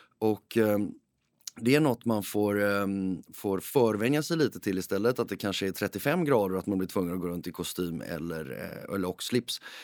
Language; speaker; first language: Swedish; early bilingual, heritage; Swedish